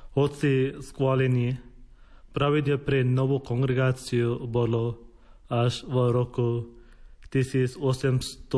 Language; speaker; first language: Slovak; non-native, learner; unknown